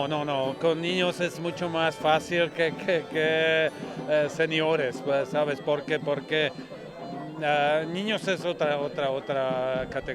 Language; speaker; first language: Spanish; non-native, learner; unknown